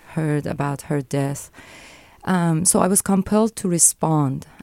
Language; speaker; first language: English; non-native, fluent; Persian